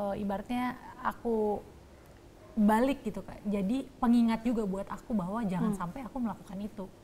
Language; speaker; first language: Indonesian; native; Indonesian